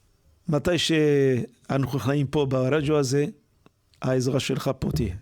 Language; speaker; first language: Hebrew; non-native, learner; French